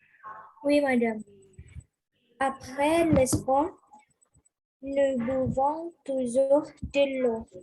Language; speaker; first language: French; non-native, learner; Indonesian